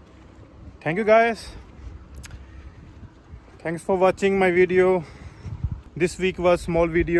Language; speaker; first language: English; non-native, fluent; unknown